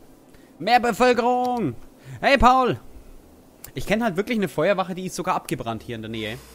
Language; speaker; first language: German; native; German